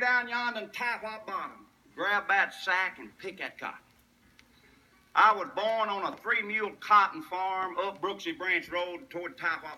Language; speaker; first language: English; native; English